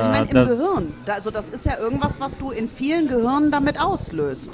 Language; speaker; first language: German; native; German